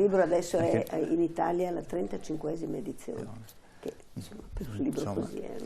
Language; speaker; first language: Italian; native; Italian